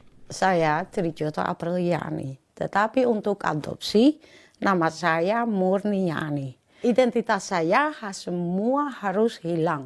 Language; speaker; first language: Indonesian; early bilingual, heritage; Indonesian